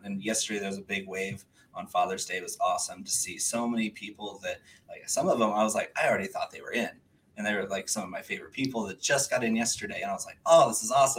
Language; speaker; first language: English; early bilingual, other home language; Spanish